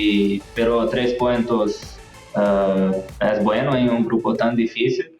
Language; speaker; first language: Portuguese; non-native, learner; Spanish